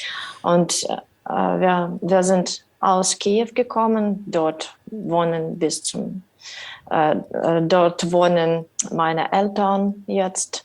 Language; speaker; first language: German; non-native, learner; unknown